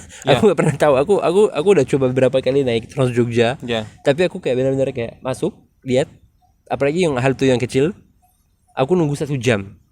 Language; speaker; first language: Indonesian; non-native, fluent; French